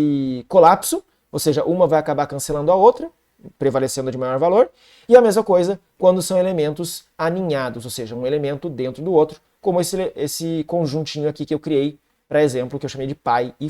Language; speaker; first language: Portuguese; native; Portuguese